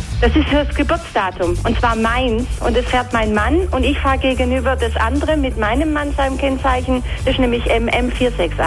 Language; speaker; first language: German; native; German